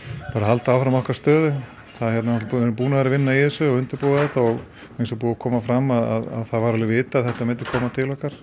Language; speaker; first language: Icelandic; native; Icelandic